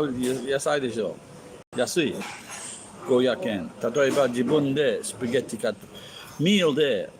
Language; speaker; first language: Japanese; non-native, learner; English